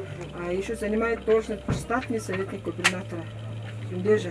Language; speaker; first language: Russian; non-native, fluent; Mongolian